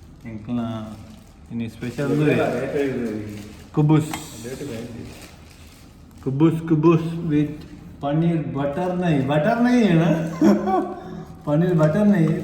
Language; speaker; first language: Hindi; non-native, local second language; Tulu